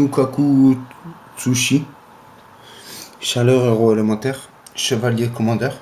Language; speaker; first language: French; native; French